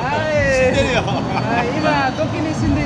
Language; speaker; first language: Japanese; non-native, learner; Nepali